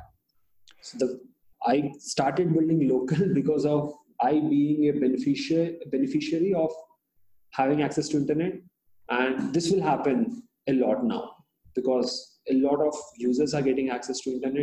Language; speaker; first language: English; non-native, local second language; Hindi